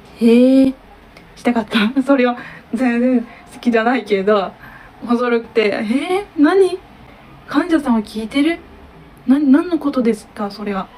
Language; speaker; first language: Japanese; non-native, learner; Turkish